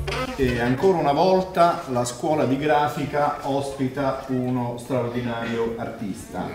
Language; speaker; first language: Italian; native; Italian